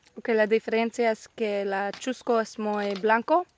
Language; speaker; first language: Spanish; non-native, learner; English